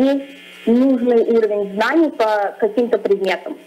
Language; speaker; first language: Russian; early bilingual, other home language; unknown